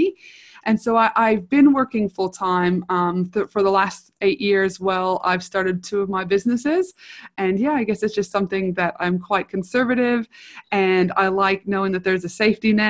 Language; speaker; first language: English; native; English